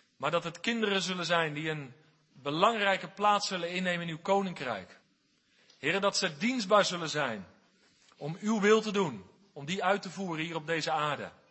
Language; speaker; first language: Dutch; native; Dutch